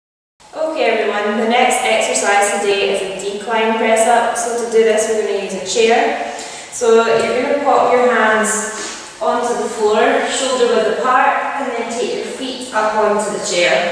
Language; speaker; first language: English; native; English